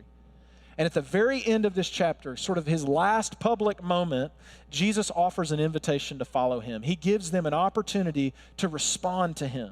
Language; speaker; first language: English; native; English